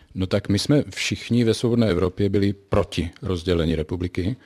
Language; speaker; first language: Czech; native; Czech